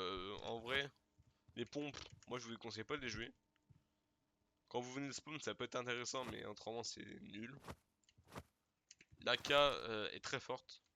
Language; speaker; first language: French; native; French